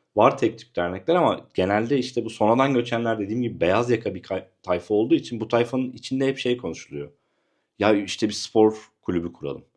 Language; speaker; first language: Turkish; native; Turkish